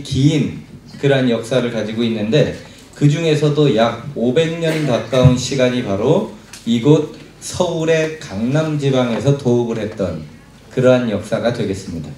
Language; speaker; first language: Korean; native; Korean